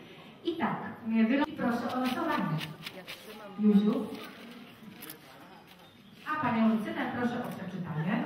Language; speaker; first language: Polish; native; Polish